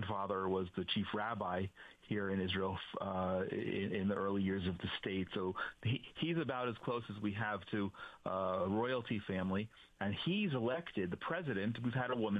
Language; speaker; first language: English; native; English